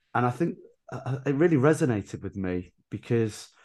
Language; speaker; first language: English; native; English